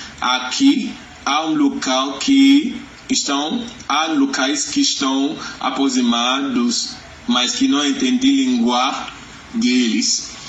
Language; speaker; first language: Portuguese; non-native, learner; Yoruba